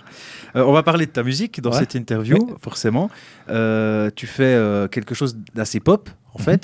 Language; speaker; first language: French; native; French